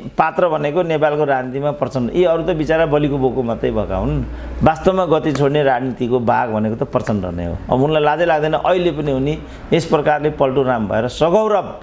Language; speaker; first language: Nepali; native; Nepali